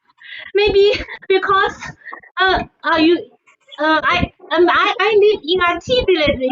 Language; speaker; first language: English; non-native, fluent; Chinese